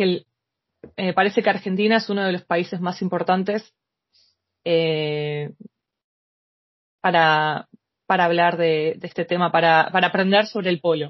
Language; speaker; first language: Spanish; native; Spanish